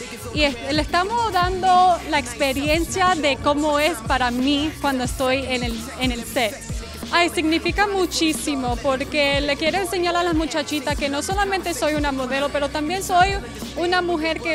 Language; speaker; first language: Spanish; early bilingual, heritage; English